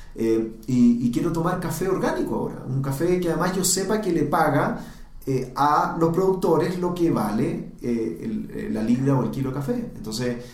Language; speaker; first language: Spanish; native; Spanish